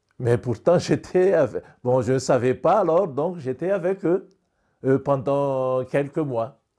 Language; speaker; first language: French; non-native, local second language; Malagasy